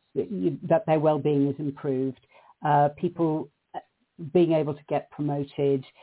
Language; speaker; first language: English; native; English